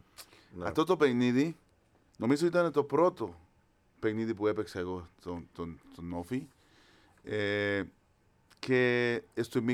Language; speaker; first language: Greek; non-native, learner; Spanish